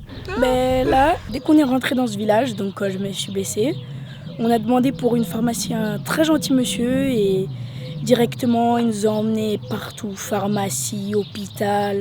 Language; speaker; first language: French; native; French